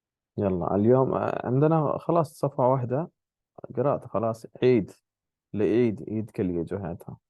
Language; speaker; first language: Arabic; non-native, fluent; Urdu